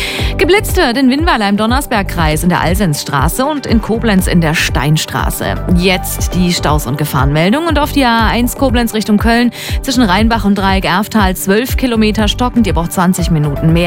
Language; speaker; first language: German; native; German